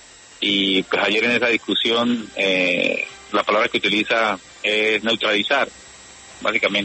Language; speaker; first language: Spanish; native; Spanish